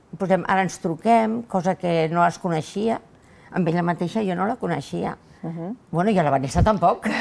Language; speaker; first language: Catalan; non-native, local second language; Spanish